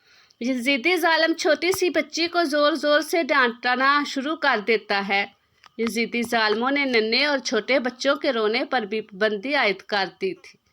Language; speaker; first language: Urdu; native; Urdu